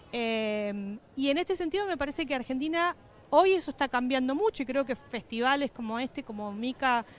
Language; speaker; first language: Spanish; native; Spanish